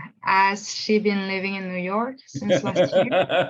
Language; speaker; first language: English; non-native, learner; French